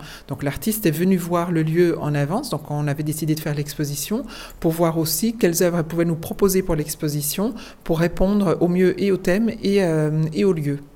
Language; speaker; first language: French; native; French